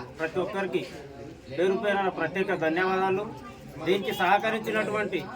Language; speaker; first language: Telugu; native; Telugu